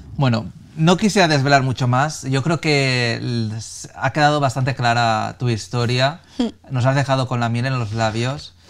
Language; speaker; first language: Spanish; native; Spanish